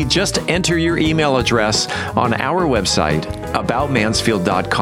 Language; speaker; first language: English; native; English